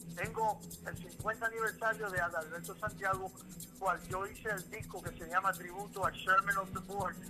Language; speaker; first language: Spanish; early bilingual, heritage; Spanish